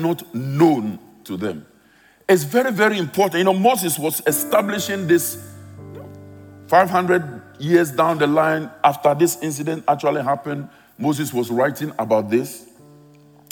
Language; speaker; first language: English; non-native, local second language; Akan